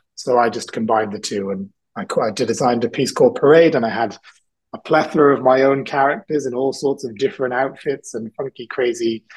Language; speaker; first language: English; native; English